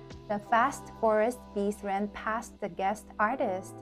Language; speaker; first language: English; non-native, fluent; Chinese